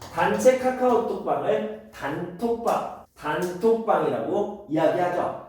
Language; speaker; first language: Korean; native; Korean